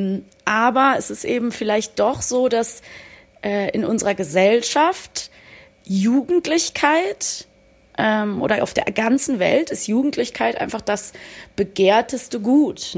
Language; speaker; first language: German; native; German